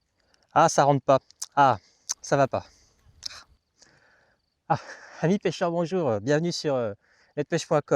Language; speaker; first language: French; native; French